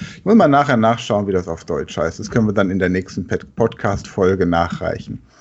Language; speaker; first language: German; native; German